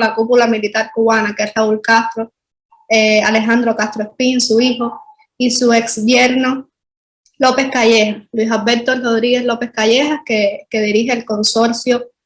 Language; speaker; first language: Spanish; native; Spanish